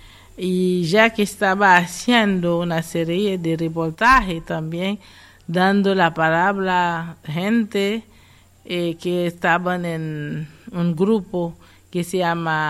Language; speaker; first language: Spanish; non-native, fluent; Haitian Creole